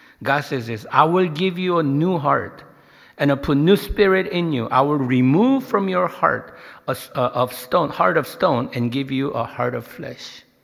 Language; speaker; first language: English; early bilingual, other home language; Korean